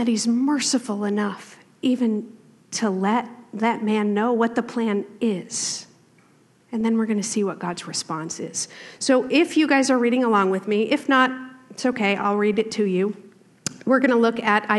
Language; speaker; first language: English; native; English